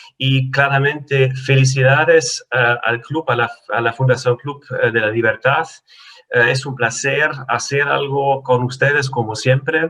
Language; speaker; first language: Spanish; non-native, fluent; German